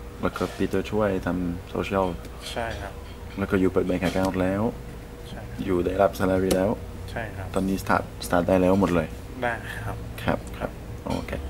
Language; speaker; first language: Thai; non-native, learner; English